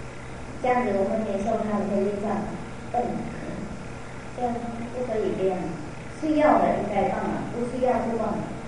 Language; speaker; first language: Chinese; non-native, fluent; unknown